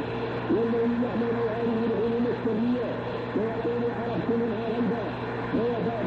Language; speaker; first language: Arabic; native; Arabic